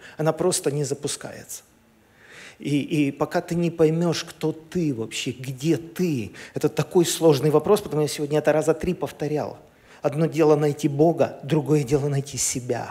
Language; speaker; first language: Russian; native; Russian